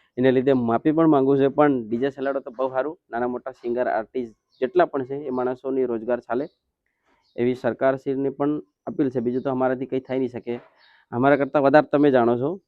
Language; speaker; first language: Gujarati; non-native, local second language; Bhili